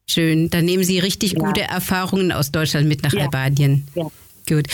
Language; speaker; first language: German; native; German